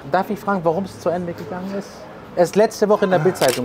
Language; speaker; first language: German; native; German